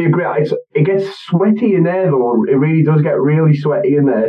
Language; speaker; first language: English; native; English